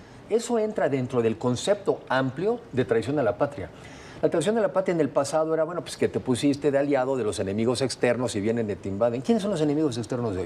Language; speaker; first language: Spanish; native; Spanish